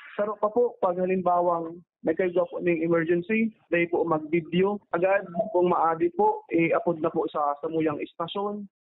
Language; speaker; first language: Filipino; non-native, local second language; Bikol